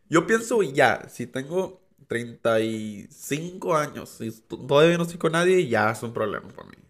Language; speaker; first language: Spanish; early bilingual, heritage; Spanish